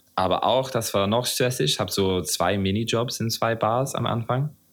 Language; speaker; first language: German; non-native, fluent; English